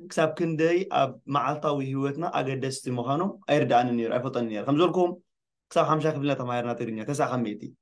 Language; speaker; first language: Tigrinya; native; Tigrinya